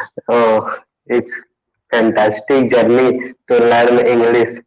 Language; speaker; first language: English; non-native, learner; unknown